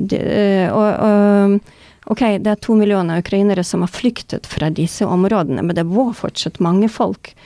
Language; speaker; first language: Norwegian; non-native, fluent; Ukrainian